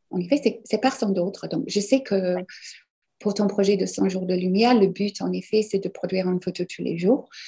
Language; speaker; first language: French; non-native, fluent; English